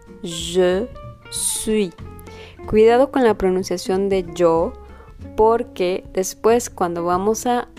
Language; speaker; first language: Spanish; non-native, fluent; French